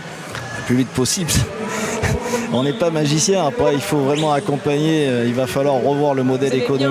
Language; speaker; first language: French; native; French